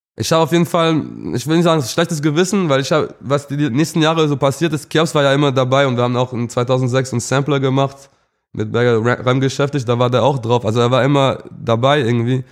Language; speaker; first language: German; early bilingual, other home language; English